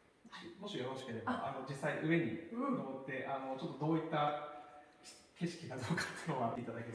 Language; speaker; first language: Japanese; native; Japanese